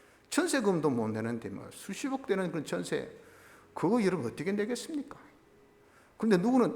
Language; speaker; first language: Korean; native; Korean